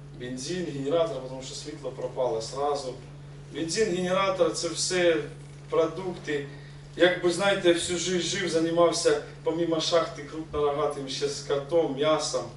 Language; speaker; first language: Ukrainian; non-native, local second language; Russian